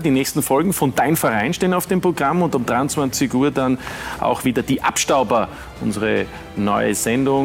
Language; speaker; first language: German; native; German